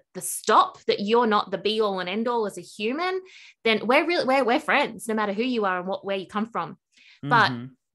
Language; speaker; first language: English; native; English